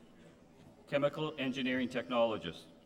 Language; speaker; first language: English; native; English